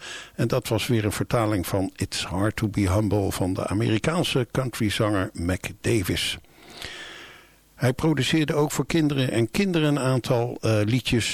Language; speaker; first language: Dutch; native; Dutch